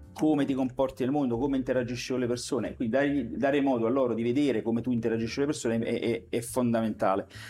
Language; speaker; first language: Italian; native; Italian